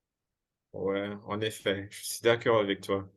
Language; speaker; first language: French; non-native, fluent; English